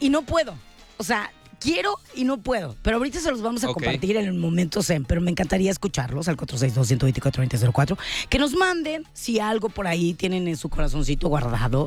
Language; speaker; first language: Spanish; native; Spanish